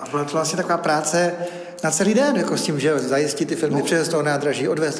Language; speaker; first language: Czech; native; Czech